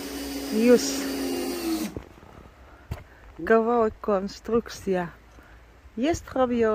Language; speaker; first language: Polish; non-native, learner; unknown